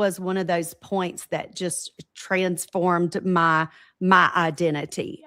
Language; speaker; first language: English; native; English